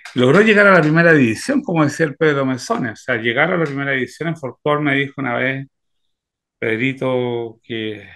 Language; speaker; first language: Spanish; native; Spanish